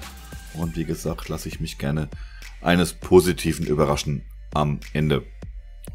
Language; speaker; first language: German; native; German